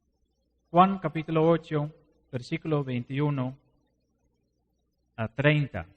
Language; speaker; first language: Spanish; non-native, fluent; Dutch